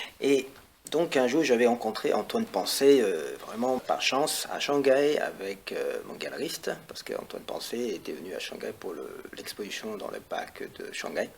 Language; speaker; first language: French; non-native, fluent; Chinese